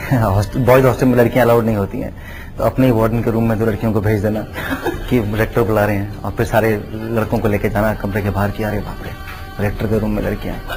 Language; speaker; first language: Hindi; native; Hindi